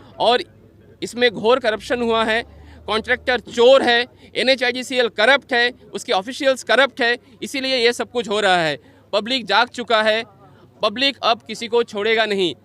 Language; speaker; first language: Hindi; non-native, local second language; Bangla